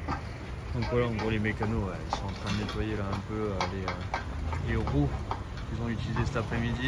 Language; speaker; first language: French; native; French